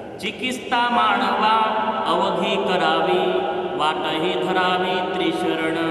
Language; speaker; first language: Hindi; non-native, local second language; Marathi